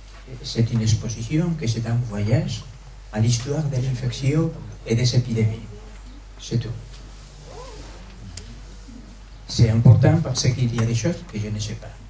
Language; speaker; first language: French; non-native, fluent; Spanish